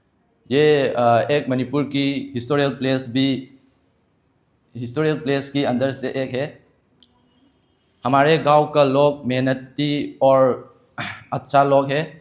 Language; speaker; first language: Hindi; non-native, local second language; Manipuri